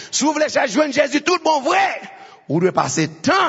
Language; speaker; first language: French; non-native, local second language; Haitian Creole